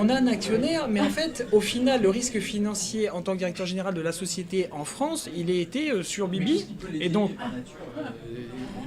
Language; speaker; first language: French; native; French